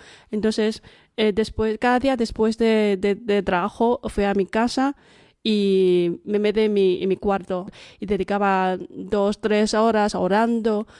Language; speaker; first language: Spanish; non-native, fluent; Chinese